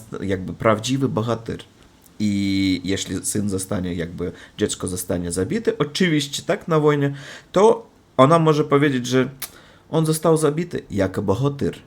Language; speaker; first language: Polish; non-native, learner; Russian